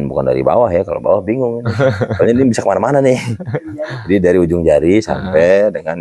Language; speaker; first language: Indonesian; native; Indonesian